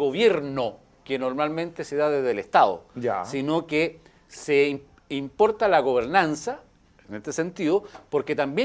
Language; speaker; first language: Spanish; native; Spanish